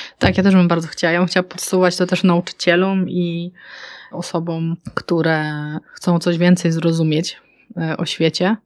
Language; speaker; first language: Polish; native; Polish